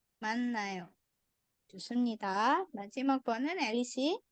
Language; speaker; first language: Korean; non-native, fluent; Indonesian